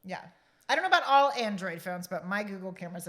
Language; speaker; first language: English; native; English